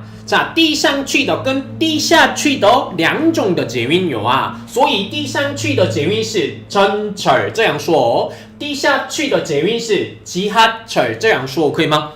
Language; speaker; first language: Chinese; non-native, fluent; Korean